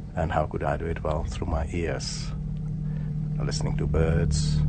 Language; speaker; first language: English; non-native, fluent; Czech